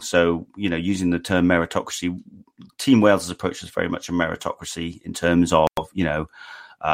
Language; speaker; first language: English; native; English